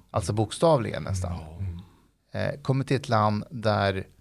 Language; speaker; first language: Swedish; early bilingual, other home language; Persian